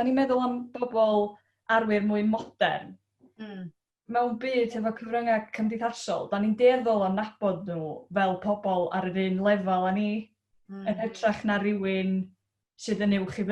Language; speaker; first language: Welsh; native; Welsh